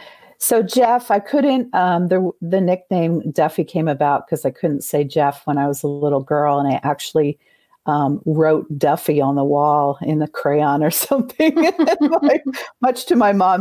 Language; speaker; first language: English; native; English